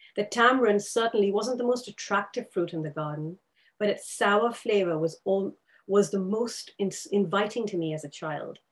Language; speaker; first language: English; non-native, local second language; Urdu